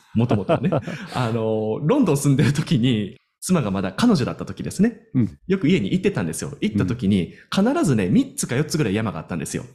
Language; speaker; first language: Japanese; native; Japanese